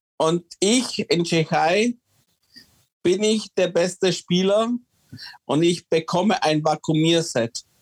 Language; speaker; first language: German; early bilingual, other home language; Czech